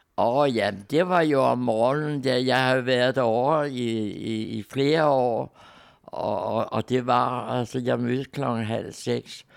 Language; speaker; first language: Danish; native; Danish